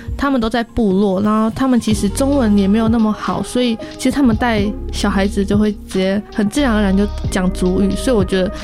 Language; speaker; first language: Chinese; non-native, local second language; Amis